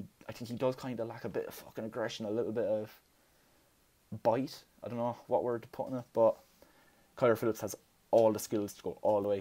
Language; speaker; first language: English; native; English